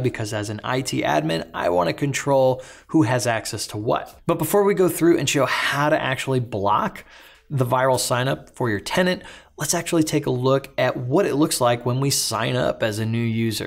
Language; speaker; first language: English; native; English